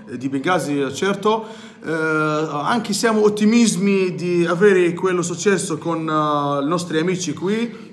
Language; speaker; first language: Italian; non-native, learner; Arabic